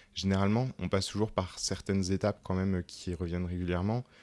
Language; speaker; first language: French; native; French